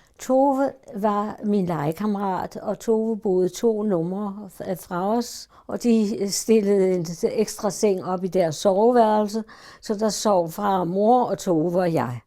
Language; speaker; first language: Danish; early bilingual, other home language; German